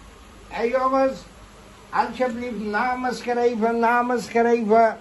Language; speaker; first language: Dutch; non-native, local second language; Caribbean Hindustani